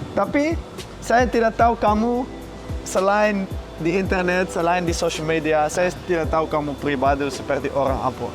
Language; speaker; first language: Indonesian; non-native, fluent; Dutch